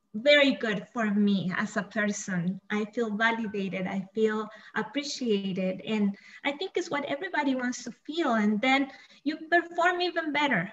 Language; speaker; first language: English; non-native, fluent; Spanish